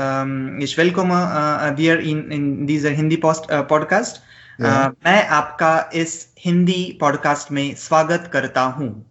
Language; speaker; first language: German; non-native, learner; Marathi